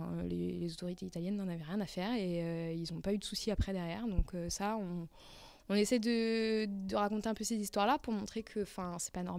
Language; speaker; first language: French; native; French